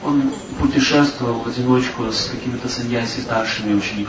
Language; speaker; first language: Russian; native; Russian